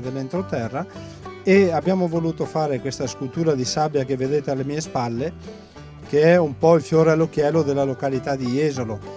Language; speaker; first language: Italian; native; Italian